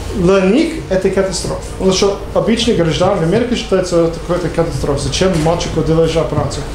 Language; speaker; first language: Russian; non-native, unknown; English